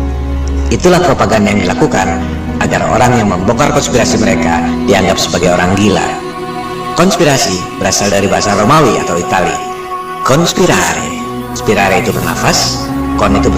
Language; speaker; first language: Indonesian; native; Indonesian